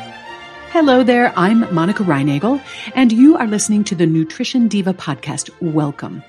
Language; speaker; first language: English; native; English